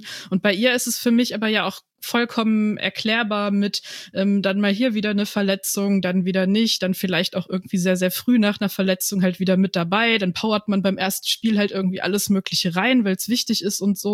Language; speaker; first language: German; native; German